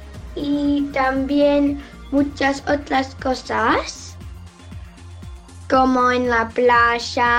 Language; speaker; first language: Spanish; early bilingual, heritage; Spanish